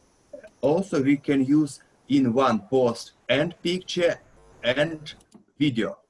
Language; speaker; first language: English; non-native, learner; Russian